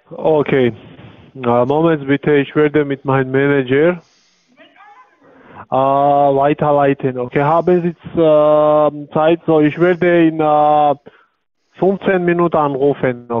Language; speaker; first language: German; non-native, learner; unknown